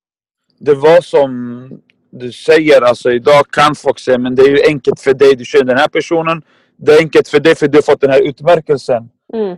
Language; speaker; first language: Swedish; non-native, fluent; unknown